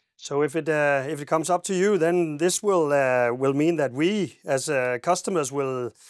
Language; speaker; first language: English; non-native, fluent; Danish